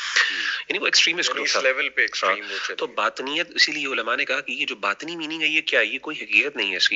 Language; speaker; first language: Urdu; native; Urdu